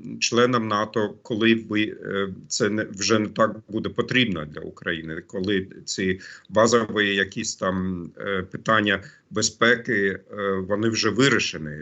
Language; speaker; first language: Ukrainian; non-native, fluent; German